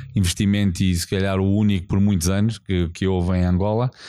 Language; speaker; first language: Portuguese; non-native, fluent; English